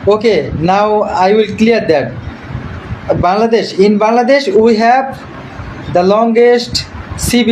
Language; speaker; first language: English; non-native, learner; Bangla